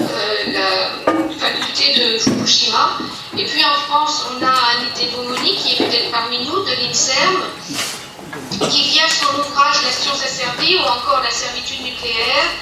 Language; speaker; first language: French; native; French